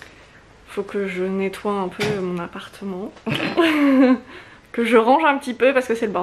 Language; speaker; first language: French; native; French